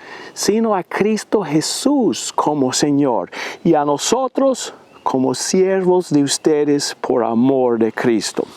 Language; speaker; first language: Spanish; non-native, fluent; English